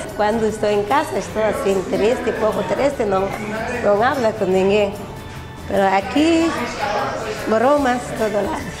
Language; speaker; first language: Spanish; non-native, learner; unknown